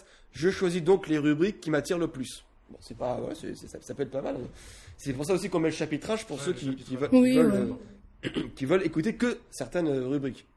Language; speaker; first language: French; native; French